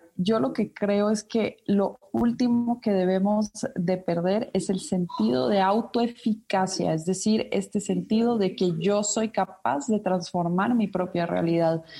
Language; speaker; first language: Spanish; native; Spanish